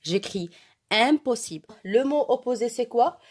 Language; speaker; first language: French; non-native, local second language; Arabic